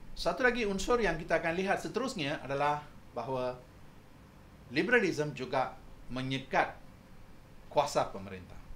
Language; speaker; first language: Malay; non-native, local second language; Tamil